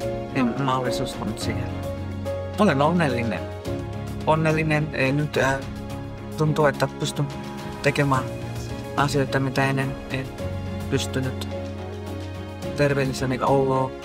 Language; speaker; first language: Finnish; non-native, fluent; Spanish